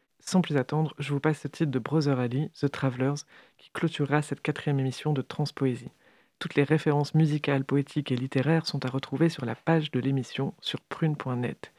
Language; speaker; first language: French; native; French